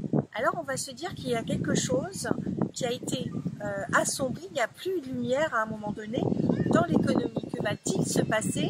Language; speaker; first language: French; native; French